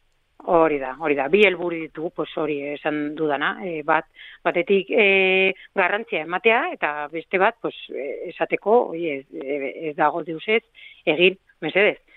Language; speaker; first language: Basque; non-native, local second language; Spanish